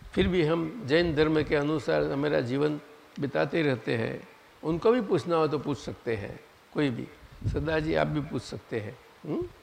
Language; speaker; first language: Hindi; non-native, local second language; Gujarati